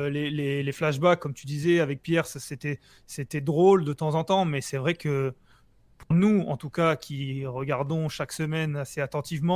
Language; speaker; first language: French; native; French